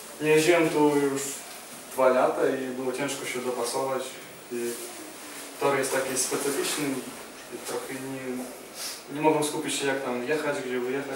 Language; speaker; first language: Polish; non-native, learner; Ukrainian